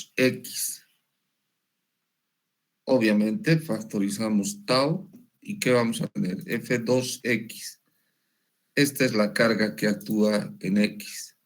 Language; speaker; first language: Spanish; native; Spanish